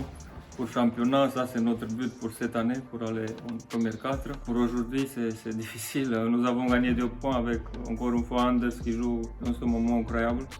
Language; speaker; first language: French; non-native, learner; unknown